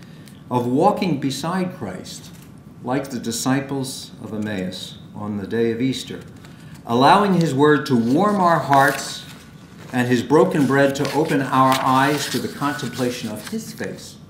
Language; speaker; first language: English; native; English